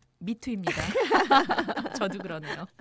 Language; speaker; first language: Korean; native; Korean